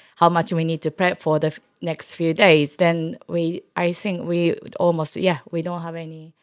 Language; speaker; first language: English; non-native, learner; Japanese